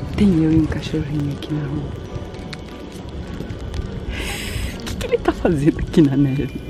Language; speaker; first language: Portuguese; native; Portuguese